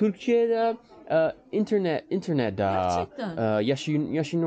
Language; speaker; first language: Turkish; non-native, learner; English